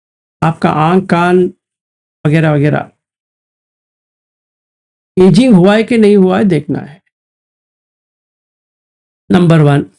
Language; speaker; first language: Hindi; native; Hindi